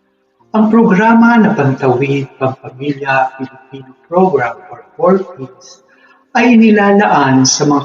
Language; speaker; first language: Filipino; native; Filipino